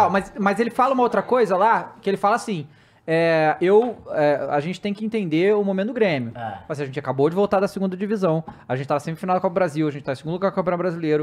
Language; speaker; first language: Portuguese; native; Portuguese